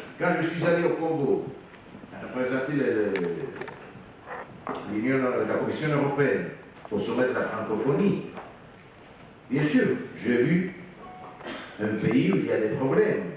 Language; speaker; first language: French; non-native, fluent; Italian